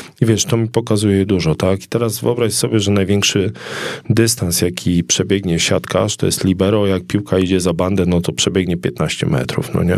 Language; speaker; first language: Polish; native; Polish